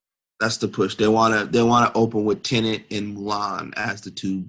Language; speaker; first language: English; native; English